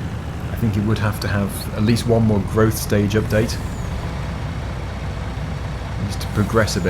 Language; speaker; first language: English; native; English